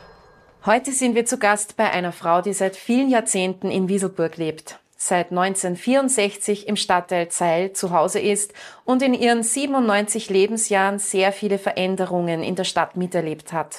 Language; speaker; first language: German; native; German